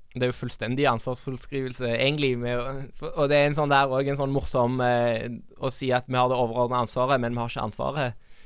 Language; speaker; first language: Norwegian; native; Norwegian